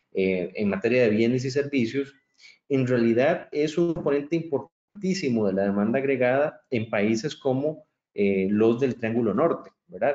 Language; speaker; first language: Spanish; native; Spanish